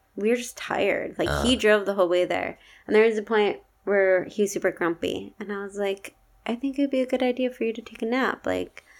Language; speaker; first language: English; native; English